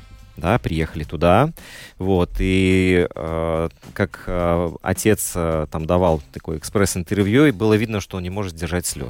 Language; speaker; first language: Russian; native; Russian